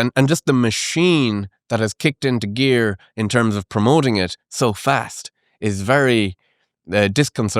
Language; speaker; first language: English; native; English